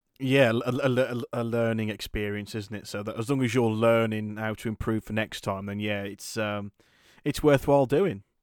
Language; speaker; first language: English; native; English